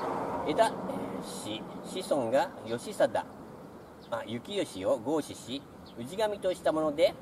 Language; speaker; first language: Japanese; native; Japanese